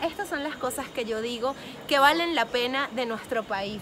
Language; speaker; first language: Spanish; native; Spanish